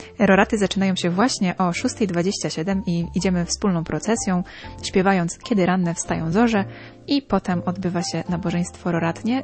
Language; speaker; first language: Polish; native; Polish